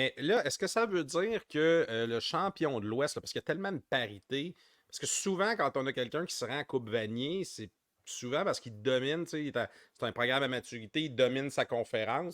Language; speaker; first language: French; native; French